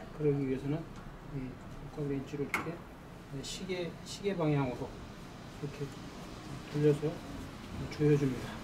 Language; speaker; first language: Korean; native; Korean